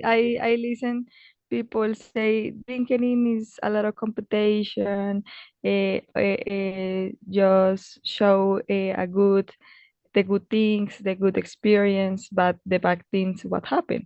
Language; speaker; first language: English; non-native, learner; Spanish